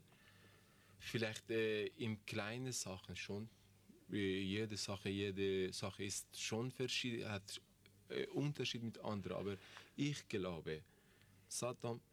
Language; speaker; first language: German; non-native, learner; Persian